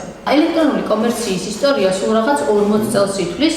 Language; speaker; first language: Georgian; native; Georgian